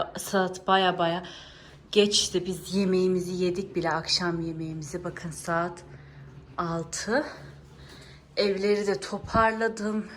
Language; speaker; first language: Turkish; early bilingual, heritage; Turkish